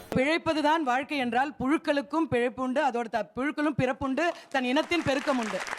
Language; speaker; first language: Tamil; non-native, local second language; Hindi